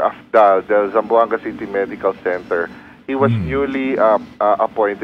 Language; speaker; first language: English; non-native, local second language; Chavacano